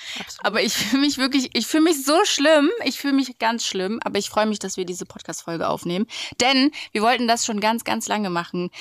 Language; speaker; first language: German; native; German